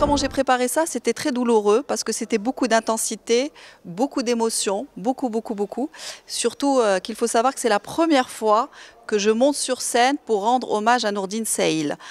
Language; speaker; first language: French; non-native, local second language; Arabic